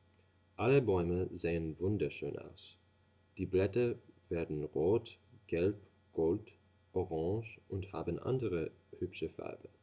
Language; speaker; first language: German; non-native, learner; English